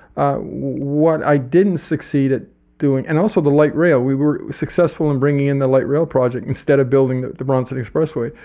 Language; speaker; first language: English; native; English